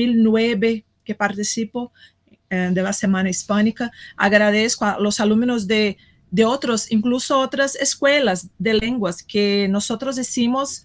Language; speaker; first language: Spanish; non-native, fluent; Portuguese